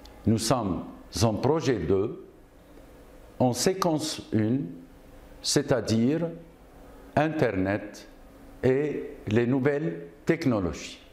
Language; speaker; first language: French; non-native, local second language; Arabic